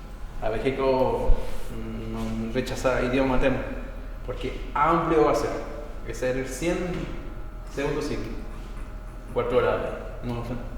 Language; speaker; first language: Spanish; non-native, local second language; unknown